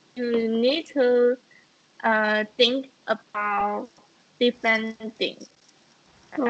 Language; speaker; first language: English; non-native, learner; Chinese